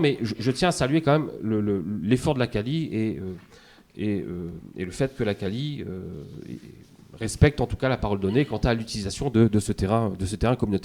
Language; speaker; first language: French; native; French